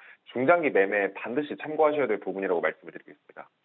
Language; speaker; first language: Korean; native; Korean